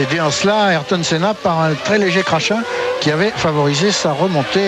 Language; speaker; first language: French; native; French